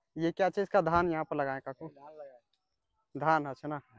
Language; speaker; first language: Hindi; native; Hindi